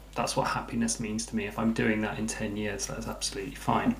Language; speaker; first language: English; native; English